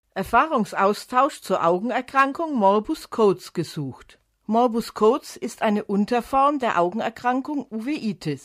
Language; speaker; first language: German; native; German